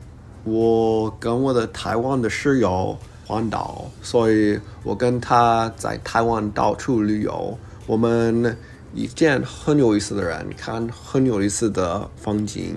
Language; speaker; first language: Chinese; early bilingual, heritage; English